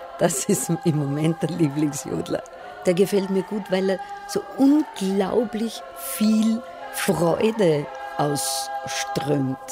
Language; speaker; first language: German; native; German